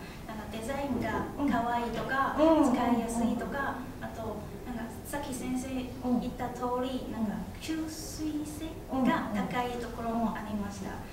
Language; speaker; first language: Japanese; non-native, fluent; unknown